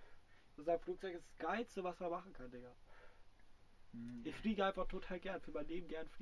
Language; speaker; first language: German; native; German